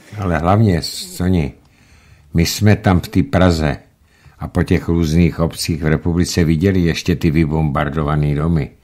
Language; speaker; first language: Czech; native; Czech